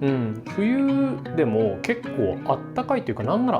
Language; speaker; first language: Japanese; native; Japanese